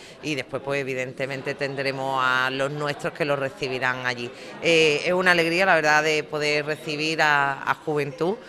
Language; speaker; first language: Spanish; native; Spanish